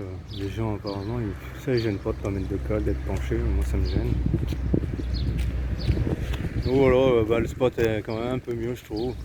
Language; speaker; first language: French; native; French